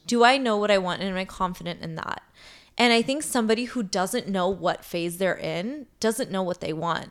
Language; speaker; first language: English; native; English